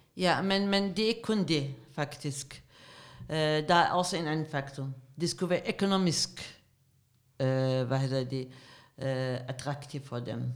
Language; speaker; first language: Danish; non-native, fluent; Arabic